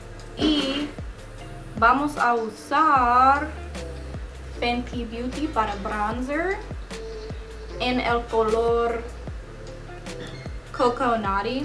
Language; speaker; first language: Spanish; non-native, learner; English